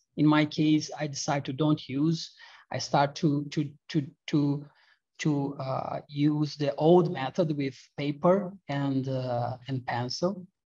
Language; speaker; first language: English; non-native, fluent; Portuguese